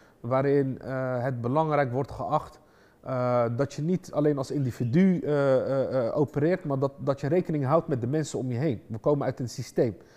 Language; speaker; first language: Dutch; early bilingual, other home language; Arabic